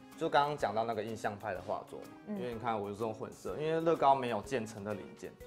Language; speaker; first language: Chinese; native; Chinese